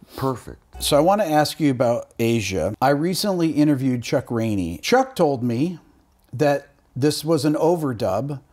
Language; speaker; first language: English; native; English